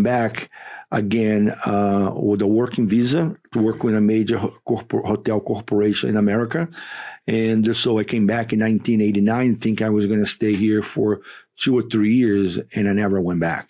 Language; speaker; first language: English; non-native, fluent; Portuguese